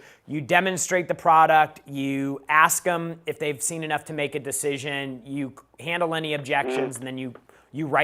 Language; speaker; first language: English; native; English